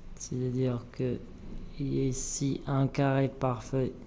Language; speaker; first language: French; non-native, local second language; Arabic